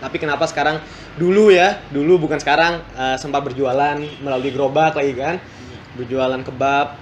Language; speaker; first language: Indonesian; native; Indonesian